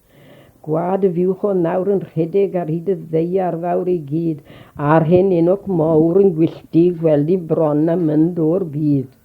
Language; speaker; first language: Welsh; native; Welsh